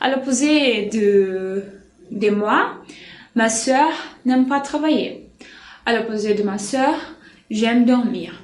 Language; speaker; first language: French; non-native, fluent; Portuguese